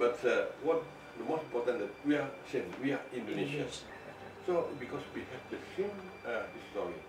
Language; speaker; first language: English; non-native, fluent; Indonesian